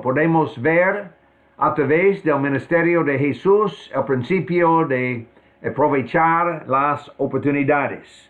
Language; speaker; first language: Spanish; non-native, fluent; English